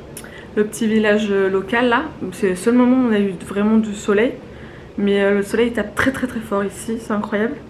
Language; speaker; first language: French; native; French